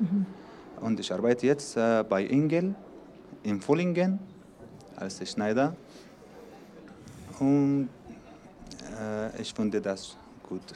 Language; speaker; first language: German; non-native, learner; Arabic